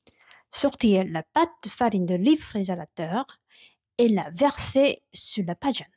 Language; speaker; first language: French; non-native, learner; Korean